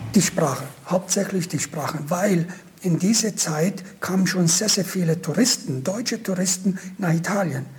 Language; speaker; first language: German; non-native, fluent; Italian